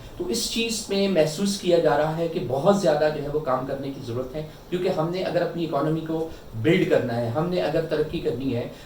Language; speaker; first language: Urdu; non-native, local second language; Northern Hindko